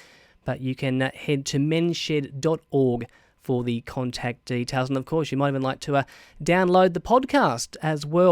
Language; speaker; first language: English; native; English